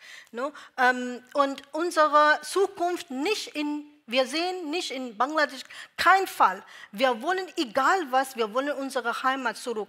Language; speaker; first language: German; non-native, learner; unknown